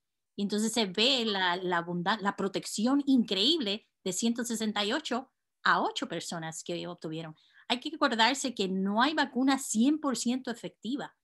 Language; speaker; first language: Spanish; native; Spanish